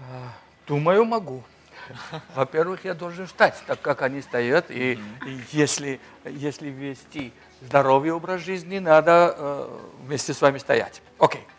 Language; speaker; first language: Russian; non-native, fluent; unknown